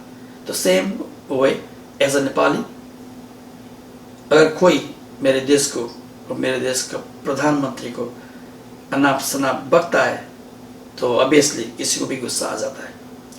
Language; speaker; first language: Hindi; non-native, learner; Nepali